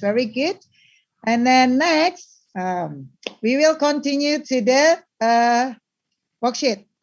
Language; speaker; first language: English; non-native, learner; Indonesian